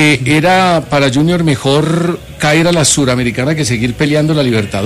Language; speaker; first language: Spanish; native; Spanish